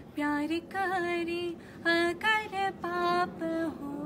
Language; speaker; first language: Hindi; native; Hindi